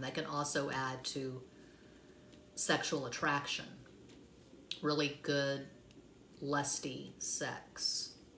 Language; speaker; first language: English; native; English